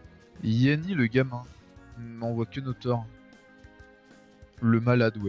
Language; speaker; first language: French; native; French